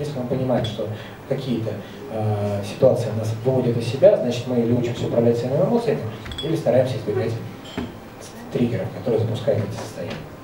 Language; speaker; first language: Russian; native; Russian